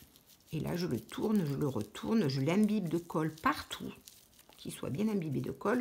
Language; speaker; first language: French; native; French